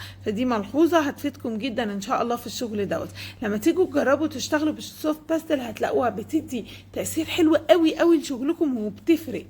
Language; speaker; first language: Arabic; native; Arabic